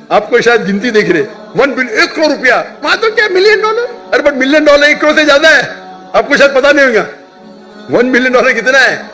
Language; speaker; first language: Urdu; non-native, local second language; Konkani